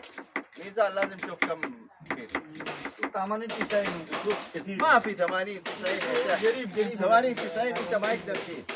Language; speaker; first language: Arabic; non-native, learner; Bangla